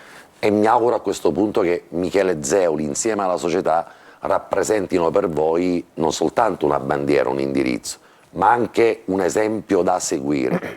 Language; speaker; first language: Italian; native; Italian